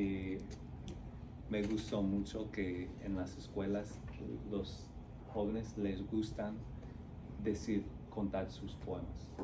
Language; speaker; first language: Spanish; non-native, fluent; English